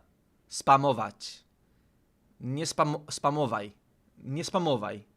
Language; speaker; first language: Polish; non-native, learner; English